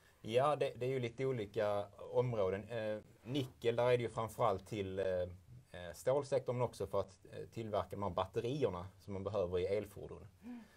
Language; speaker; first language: Swedish; native; Swedish